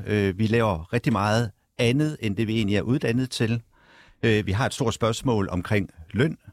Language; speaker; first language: Danish; native; Danish